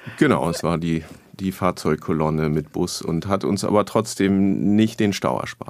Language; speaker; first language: German; native; German